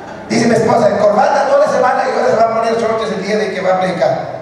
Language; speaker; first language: Spanish; early bilingual, heritage; Spanish